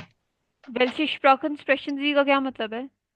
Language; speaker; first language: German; non-native, fluent; Urdu